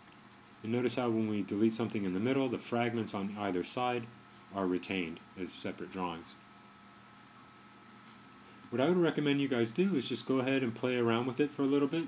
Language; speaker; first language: English; native; English